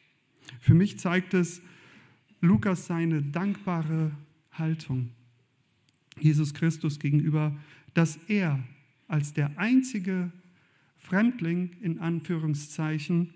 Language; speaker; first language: German; native; German